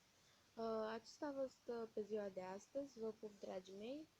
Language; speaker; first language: Romanian; native; Romanian